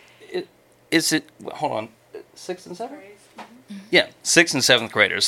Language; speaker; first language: English; native; English